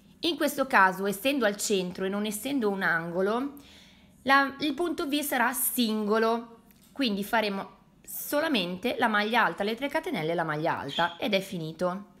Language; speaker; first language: Italian; native; Italian